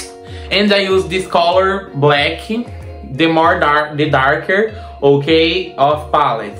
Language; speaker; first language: English; non-native, learner; Portuguese